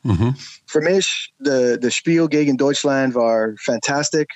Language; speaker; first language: German; non-native, learner; English